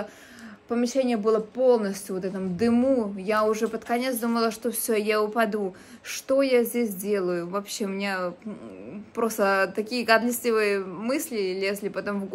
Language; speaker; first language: Russian; native; Russian